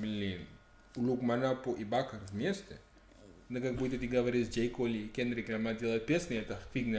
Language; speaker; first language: Russian; non-native, fluent; English